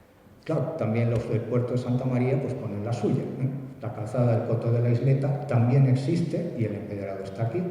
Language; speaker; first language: Spanish; native; Spanish